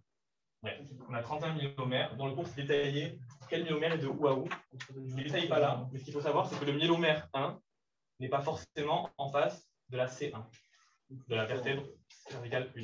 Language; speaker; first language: French; native; French